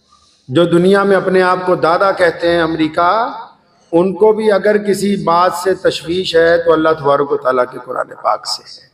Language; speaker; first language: Urdu; native; Urdu